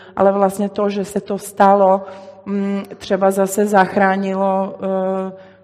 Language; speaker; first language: Czech; non-native, fluent; Serbian